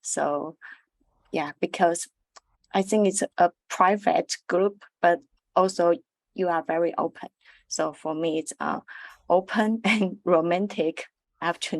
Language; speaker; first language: English; non-native, learner; Chinese